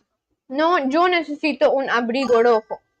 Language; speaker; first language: Spanish; non-native, learner; Bangla